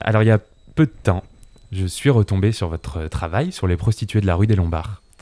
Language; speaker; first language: French; native; French